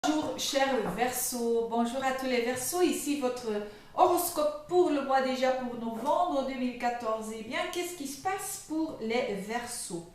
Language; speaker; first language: French; non-native, fluent; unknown